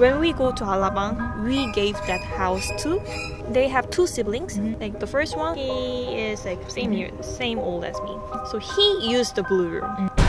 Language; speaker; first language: English; non-native, local second language; Korean